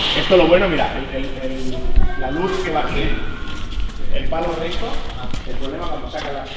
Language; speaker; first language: Spanish; native; Spanish